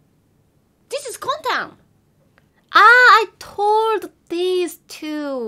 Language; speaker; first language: English; non-native, learner; Korean